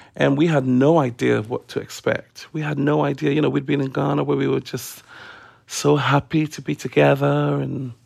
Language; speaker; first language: English; non-native, local second language; Akan